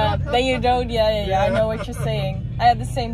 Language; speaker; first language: English; non-native, fluent; Dutch